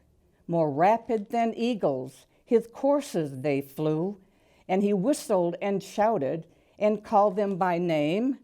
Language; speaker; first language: English; native; English